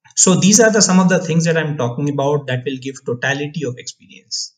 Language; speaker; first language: English; non-native, local second language; Odia